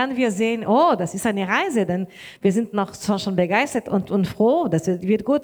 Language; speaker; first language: German; non-native, learner; Portuguese